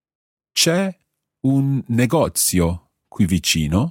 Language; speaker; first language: Italian; non-native, fluent; English